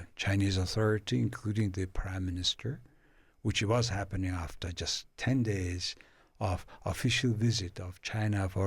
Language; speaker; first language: English; non-native, fluent; Mongolian